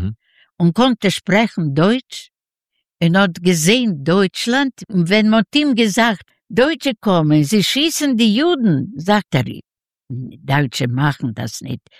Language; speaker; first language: German; non-native, fluent; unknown